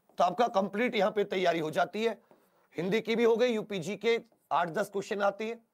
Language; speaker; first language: Hindi; native; Hindi